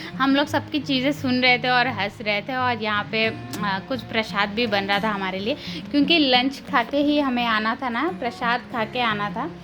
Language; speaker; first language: Hindi; non-native, local second language; Telugu